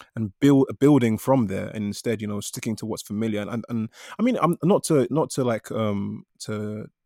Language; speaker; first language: English; native; English